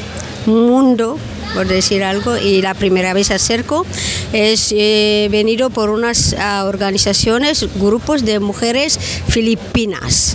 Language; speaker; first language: Spanish; non-native, learner; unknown